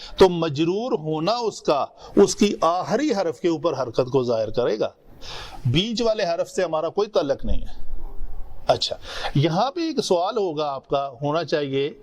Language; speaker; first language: Urdu; non-native, local second language; Punjabi